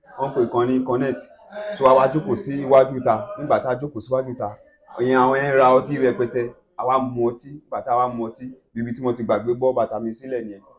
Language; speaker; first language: Yoruba; early bilingual, other home language; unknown